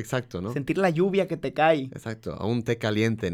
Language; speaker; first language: Spanish; native; Spanish